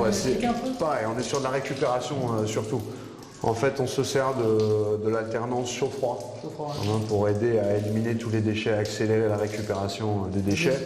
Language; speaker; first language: French; native; French